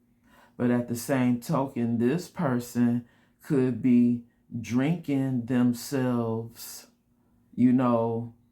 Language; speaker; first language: English; native; English